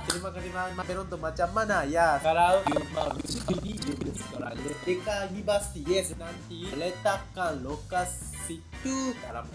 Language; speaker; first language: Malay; non-native, learner; Japanese